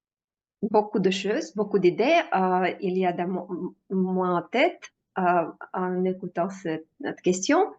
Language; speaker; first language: French; non-native, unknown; Russian